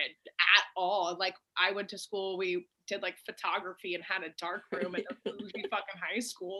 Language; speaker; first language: English; native; English